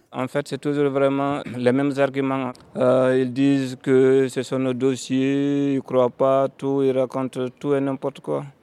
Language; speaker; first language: French; non-native, local second language; Fula